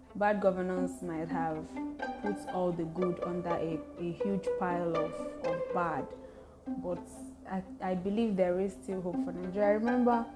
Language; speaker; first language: English; non-native, local second language; Igbo